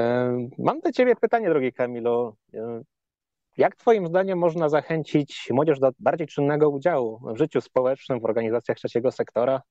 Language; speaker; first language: Polish; native; Polish